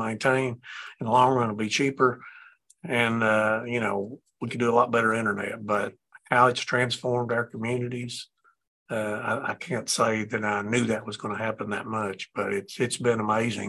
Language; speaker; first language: English; native; English